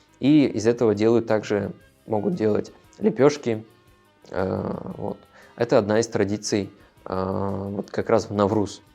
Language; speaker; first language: Russian; non-native, local second language; Tajik